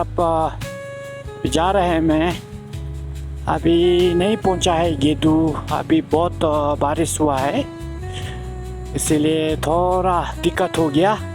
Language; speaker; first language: Hindi; non-native, fluent; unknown